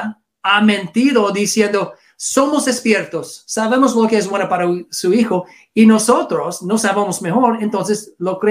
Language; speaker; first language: Spanish; non-native, learner; English